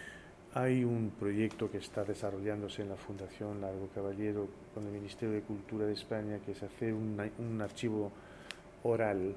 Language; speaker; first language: Spanish; early bilingual, heritage; Spanish